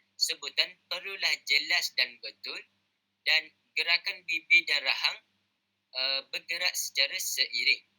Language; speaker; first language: Malay; native; Malay